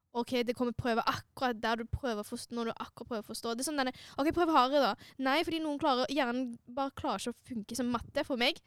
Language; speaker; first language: Norwegian; early bilingual, other home language; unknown